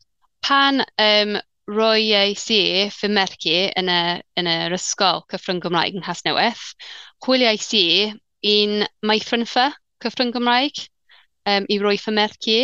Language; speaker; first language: Welsh; non-native, learner; English